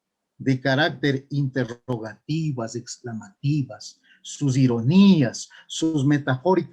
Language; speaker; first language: Spanish; native; Spanish